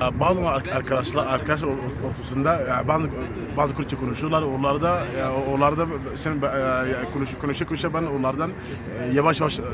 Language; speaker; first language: Turkish; non-native, learner; Arabic